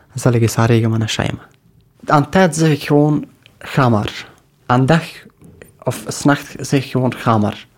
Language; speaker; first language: Dutch; non-native, learner; Persian